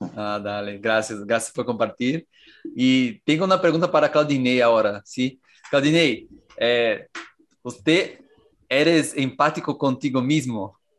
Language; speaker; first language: Spanish; non-native, fluent; Portuguese